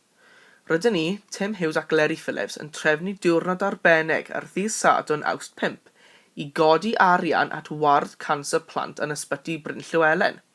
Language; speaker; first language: Welsh; non-native, local second language; English